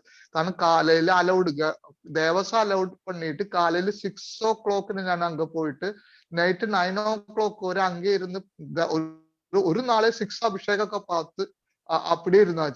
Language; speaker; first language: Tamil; non-native, learner; Malayalam